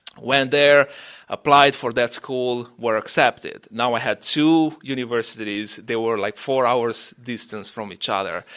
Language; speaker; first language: English; non-native, fluent; Romanian